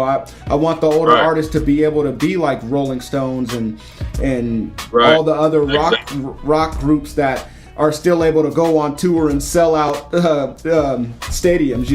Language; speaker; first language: English; native; English